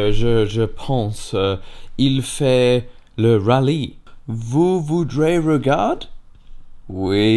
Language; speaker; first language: French; non-native, learner; English